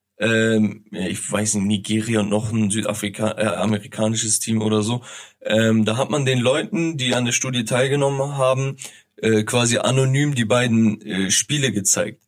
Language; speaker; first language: German; early bilingual, other home language; Turkish